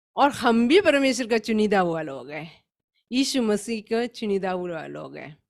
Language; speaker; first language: Hindi; non-native, local second language; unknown